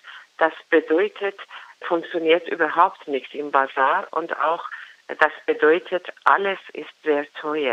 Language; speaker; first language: German; non-native, fluent; Persian